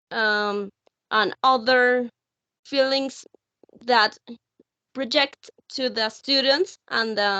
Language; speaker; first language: English; non-native, learner; Spanish